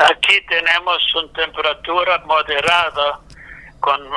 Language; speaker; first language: Spanish; non-native, fluent; English